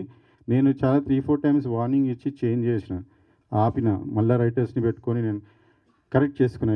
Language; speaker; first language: Telugu; native; Telugu